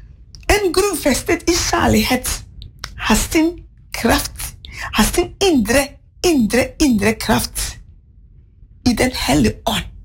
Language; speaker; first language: Norwegian; non-native, fluent; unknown